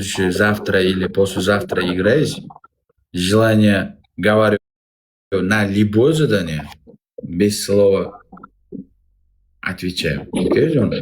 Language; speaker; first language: Russian; non-native, learner; Uzbek